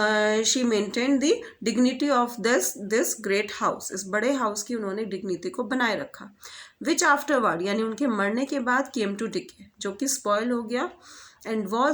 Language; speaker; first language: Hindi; native; Hindi